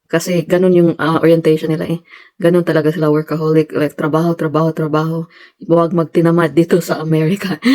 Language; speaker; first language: Filipino; non-native, local second language; Cebuano